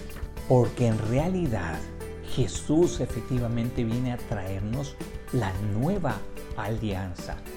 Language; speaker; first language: Spanish; native; Spanish